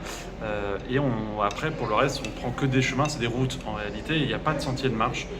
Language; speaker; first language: French; native; French